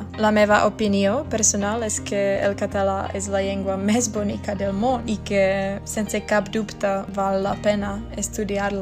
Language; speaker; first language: Catalan; non-native, fluent; Czech